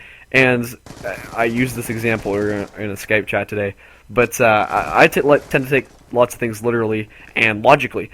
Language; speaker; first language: English; native; English